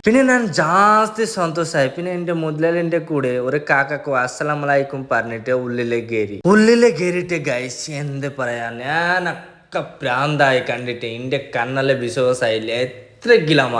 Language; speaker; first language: Malayalam; non-native, learner; Hindi